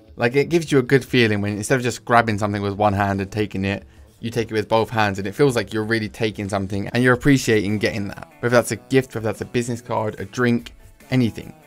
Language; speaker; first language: English; native; English